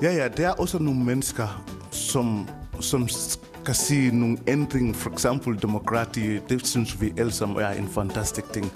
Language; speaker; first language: Danish; non-native, fluent; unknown